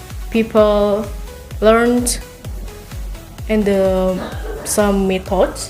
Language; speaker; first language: English; non-native, learner; Indonesian